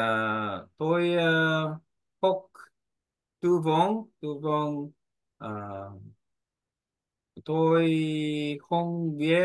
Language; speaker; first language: Vietnamese; non-native, learner; Korean